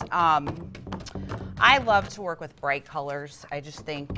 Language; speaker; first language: English; native; English